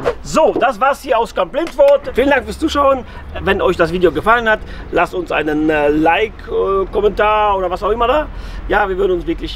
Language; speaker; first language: German; native; German